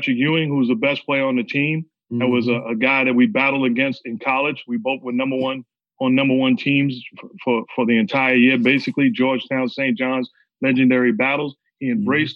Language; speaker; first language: English; native; English